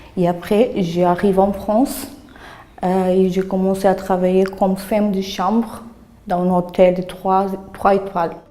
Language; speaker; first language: French; non-native, learner; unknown